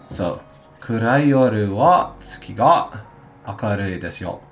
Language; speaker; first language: Japanese; non-native, learner; English